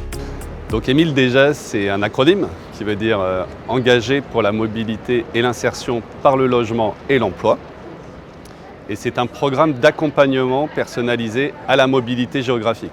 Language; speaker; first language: French; native; French